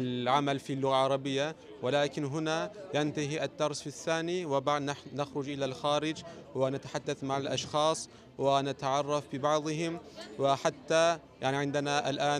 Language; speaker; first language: Arabic; non-native, learner; Turkish